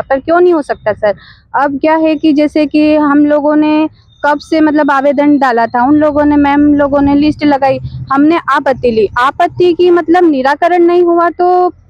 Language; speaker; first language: Hindi; native; Hindi